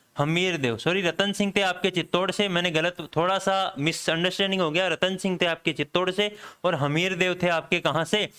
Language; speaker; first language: Hindi; native; Hindi